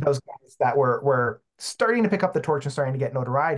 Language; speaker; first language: English; native; English